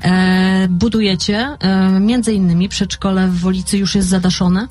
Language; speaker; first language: Polish; native; Polish